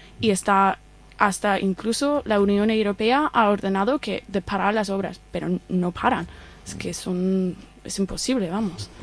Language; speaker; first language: Spanish; non-native, fluent; English